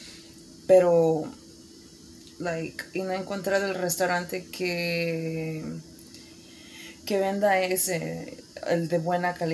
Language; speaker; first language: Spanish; early bilingual, heritage; Spanish